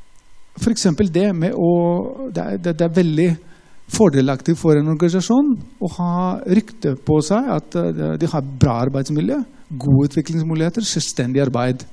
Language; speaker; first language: Norwegian; non-native, fluent; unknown